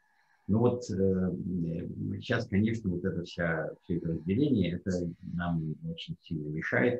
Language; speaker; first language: Russian; non-native, fluent; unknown